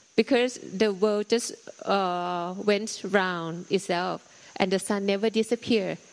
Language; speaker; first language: English; non-native, fluent; Thai